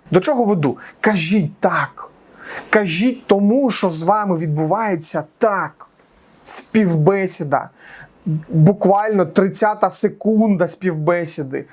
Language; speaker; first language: Ukrainian; native; Ukrainian